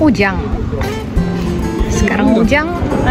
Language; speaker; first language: Indonesian; non-native, local second language; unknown